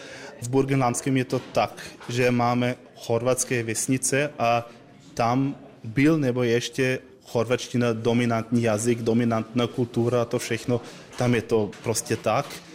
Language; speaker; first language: Czech; non-native, learner; Croatian